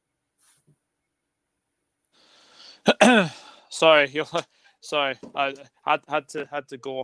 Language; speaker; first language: English; native; English